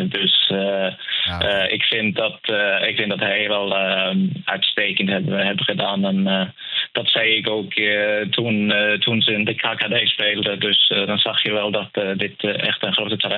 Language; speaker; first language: Dutch; non-native, fluent; Norwegian